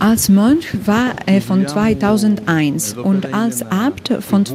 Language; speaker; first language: German; non-native, learner; Greek